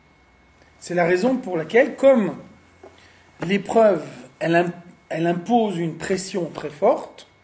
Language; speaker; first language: French; native; French